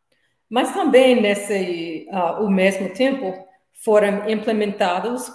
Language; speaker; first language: Portuguese; non-native, learner; English